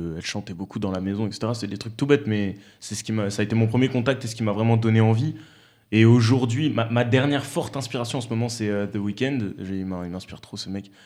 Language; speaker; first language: French; native; French